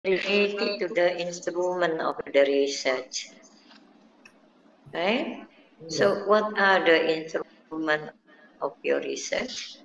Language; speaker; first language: English; non-native, fluent; Indonesian